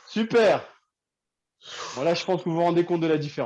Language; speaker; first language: French; native; French